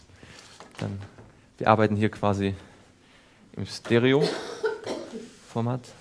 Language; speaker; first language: German; native; German